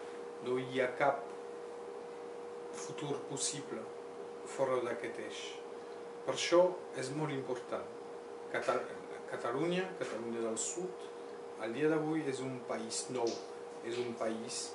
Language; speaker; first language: Catalan; non-native, local second language; French